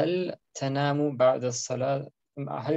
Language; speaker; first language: Arabic; non-native, learner; German